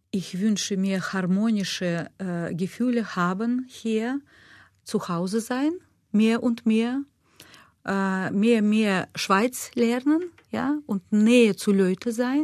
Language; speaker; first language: German; non-native, learner; Russian